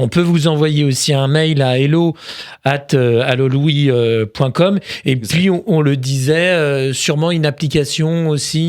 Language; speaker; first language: French; native; French